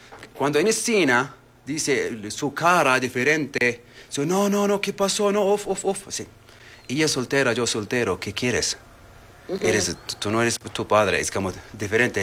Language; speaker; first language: Spanish; non-native, learner; Arabic